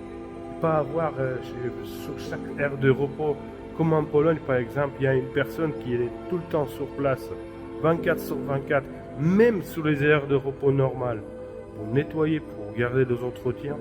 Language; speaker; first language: French; non-native, fluent; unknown